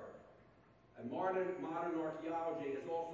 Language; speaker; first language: English; native; English